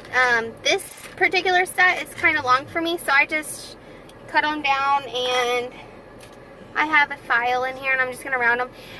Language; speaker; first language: English; native; English